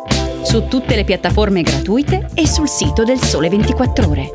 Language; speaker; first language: Italian; native; Italian